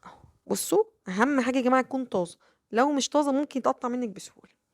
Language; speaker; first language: Arabic; native; Arabic